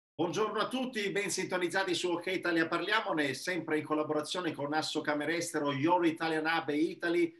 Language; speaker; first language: Italian; native; Italian